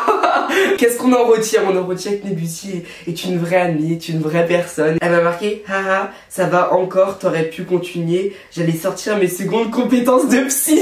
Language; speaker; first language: French; native; French